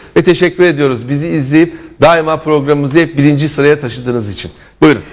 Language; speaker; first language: Turkish; native; Turkish